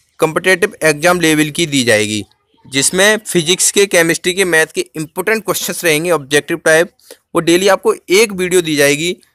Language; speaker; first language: Hindi; native; Hindi